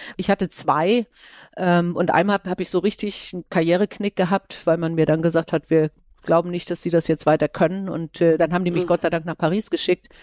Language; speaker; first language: German; native; German